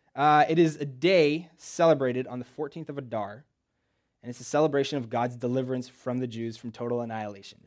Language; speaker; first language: English; early bilingual, other home language; Russian